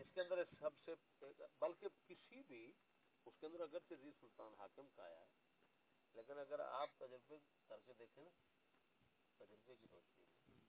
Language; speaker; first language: Urdu; non-native, local second language; Punjabi